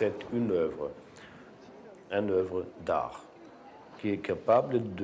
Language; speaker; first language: French; non-native, fluent; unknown